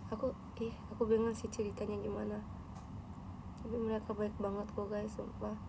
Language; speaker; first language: Indonesian; non-native, fluent; Japanese